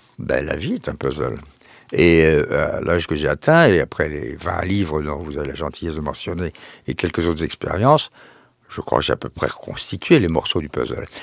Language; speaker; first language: French; native; French